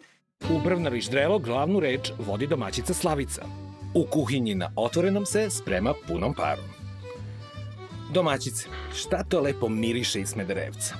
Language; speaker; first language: Serbian; native; Serbian